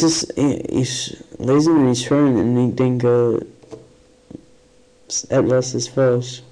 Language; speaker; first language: German; non-native, learner; English